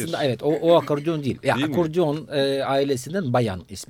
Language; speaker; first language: Turkish; non-native, fluent; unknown